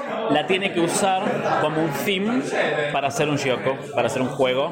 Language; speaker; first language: Spanish; native; Spanish